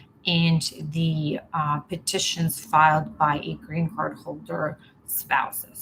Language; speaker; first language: English; native; English